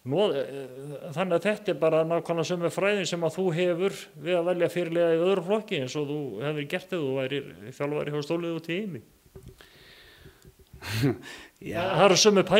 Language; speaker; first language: Icelandic; native; Icelandic